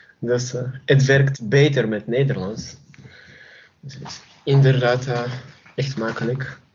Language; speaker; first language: Dutch; non-native, learner; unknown